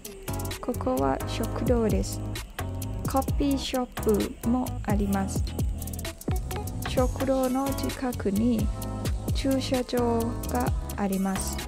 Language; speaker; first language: Japanese; non-native, learner; Thai